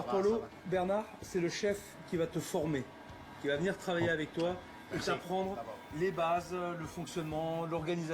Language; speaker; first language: French; native; French